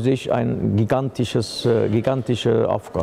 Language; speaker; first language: German; non-native, fluent; Armenian